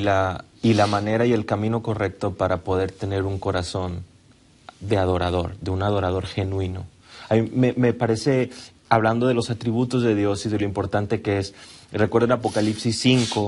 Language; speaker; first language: Spanish; native; Spanish